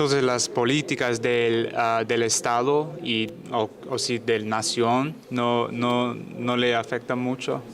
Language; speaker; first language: Spanish; non-native, learner; English